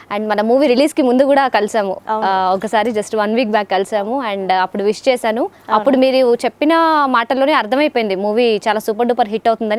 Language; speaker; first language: Telugu; native; Telugu